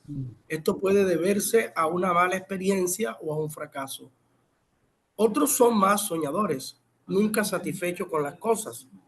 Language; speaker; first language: Spanish; native; Spanish